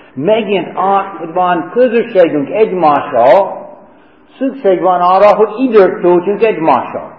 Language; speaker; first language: Hungarian; non-native, fluent; English